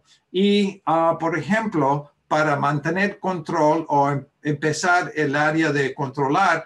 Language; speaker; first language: Spanish; early bilingual, heritage; Spanish